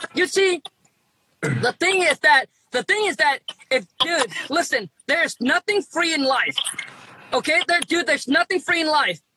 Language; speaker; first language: English; early bilingual, other home language; Vietnamese